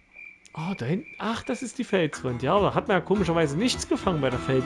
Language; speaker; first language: German; native; German